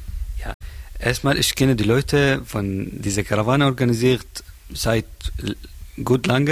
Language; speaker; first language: German; non-native, learner; Arabic